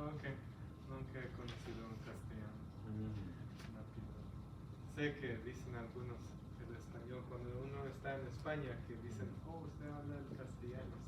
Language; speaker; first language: Spanish; early bilingual, heritage; Spanish